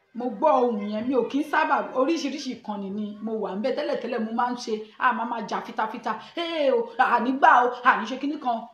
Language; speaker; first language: Yoruba; native; Yoruba